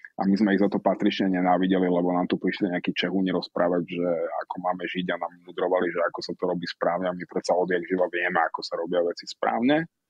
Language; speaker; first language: Slovak; native; Slovak